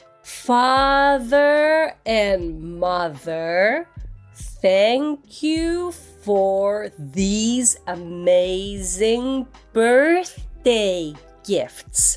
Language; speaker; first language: English; non-native, fluent; Japanese